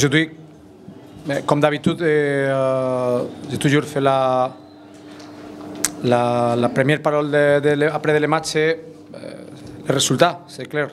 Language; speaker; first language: French; non-native, fluent; Spanish